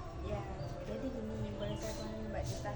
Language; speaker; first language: Indonesian; native; Indonesian